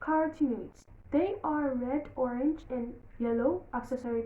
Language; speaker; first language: English; non-native, local second language; Amharic